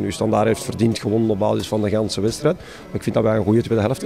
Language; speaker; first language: Dutch; native; Dutch